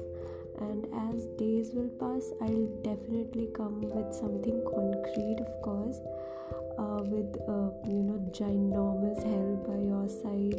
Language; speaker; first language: English; non-native, local second language; Hindi